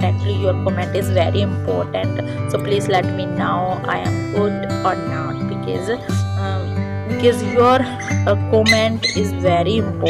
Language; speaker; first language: English; non-native, learner; Hindi